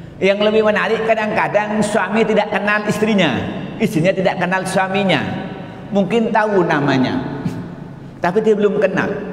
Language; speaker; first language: Indonesian; non-native, local second language; Madurese